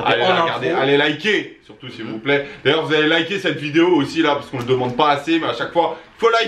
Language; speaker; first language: French; native; French